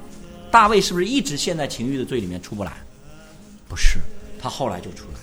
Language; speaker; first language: Chinese; native; Chinese